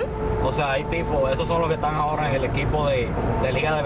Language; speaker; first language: Spanish; native; Spanish